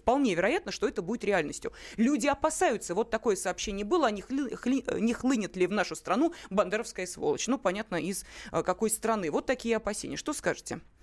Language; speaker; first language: Russian; native; Russian